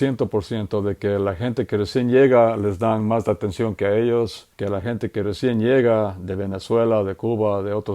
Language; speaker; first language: Spanish; native; Spanish